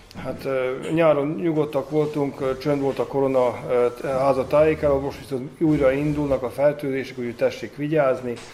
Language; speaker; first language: Hungarian; native; Hungarian